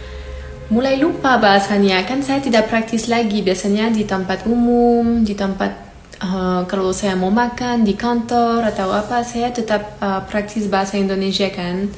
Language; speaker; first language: Indonesian; non-native, learner; Japanese